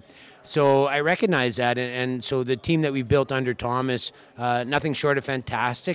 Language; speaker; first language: English; native; English